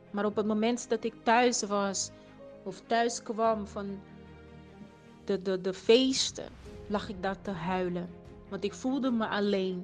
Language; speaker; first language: Dutch; non-native, fluent; Portuguese